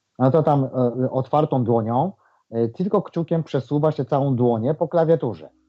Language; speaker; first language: Polish; non-native, fluent; Japanese